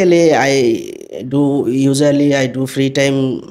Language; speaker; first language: English; non-native, learner; Bangla